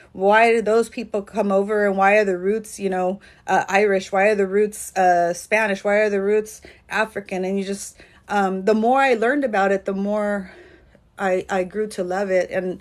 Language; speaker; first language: English; early bilingual, other home language; Spanish